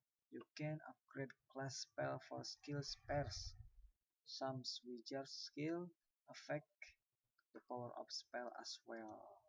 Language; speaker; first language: English; non-native, learner; Sundanese